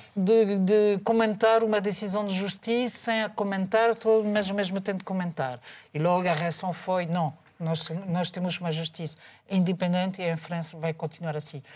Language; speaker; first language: Portuguese; non-native, fluent; French